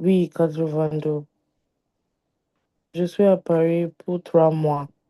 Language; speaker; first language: French; non-native, learner; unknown